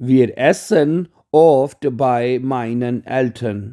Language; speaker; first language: German; non-native, fluent; Urdu